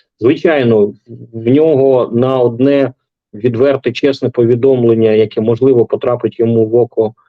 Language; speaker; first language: Ukrainian; non-native, local second language; Russian